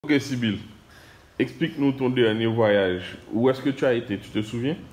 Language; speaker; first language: French; native; French